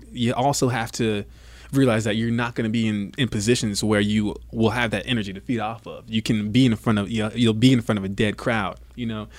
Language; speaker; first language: English; native; English